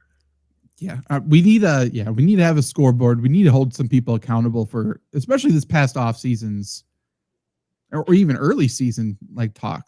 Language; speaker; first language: English; native; English